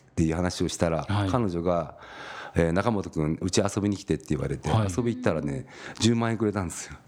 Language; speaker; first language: Japanese; native; Japanese